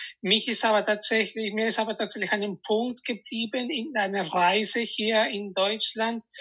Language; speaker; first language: German; non-native, fluent; Spanish